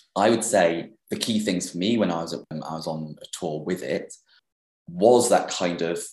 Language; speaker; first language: English; native; English